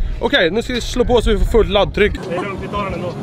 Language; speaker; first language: Swedish; native; Swedish